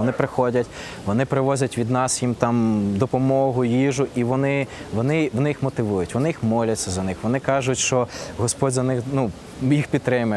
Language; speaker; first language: Ukrainian; non-native, local second language; Russian